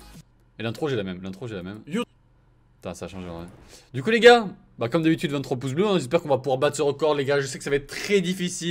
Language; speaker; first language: French; native; French